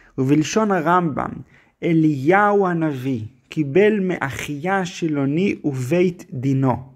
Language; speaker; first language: Hebrew; native; Hebrew